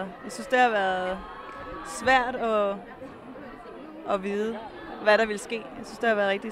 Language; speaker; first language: Danish; native; Danish